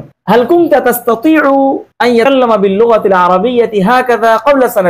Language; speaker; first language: Arabic; non-native, fluent; Bangla